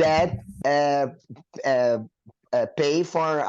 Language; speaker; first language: English; non-native, learner; Portuguese